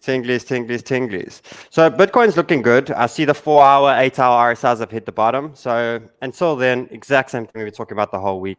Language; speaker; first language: English; native; English